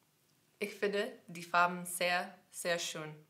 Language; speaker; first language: German; non-native, learner; English